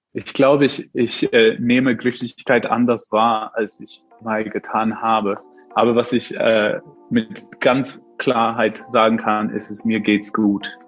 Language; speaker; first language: German; non-native, fluent; English